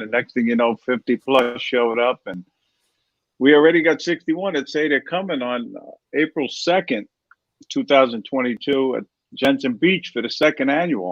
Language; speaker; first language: English; native; English